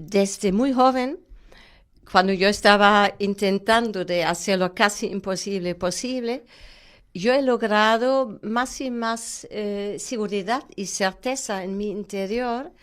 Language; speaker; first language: Spanish; non-native, fluent; German